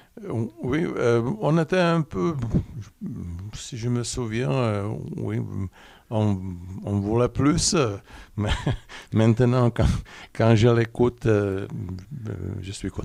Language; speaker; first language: French; non-native, learner; Czech